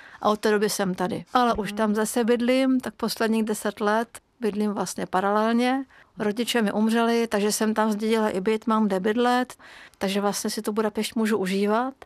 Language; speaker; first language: Czech; non-native, fluent; Hungarian